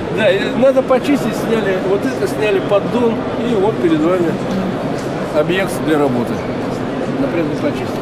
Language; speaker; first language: Russian; native; Russian